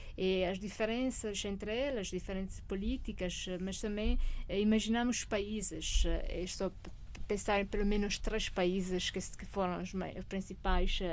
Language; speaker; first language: Portuguese; non-native, fluent; Italian